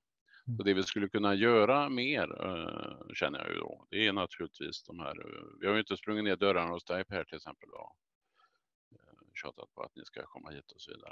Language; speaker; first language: Swedish; native; Swedish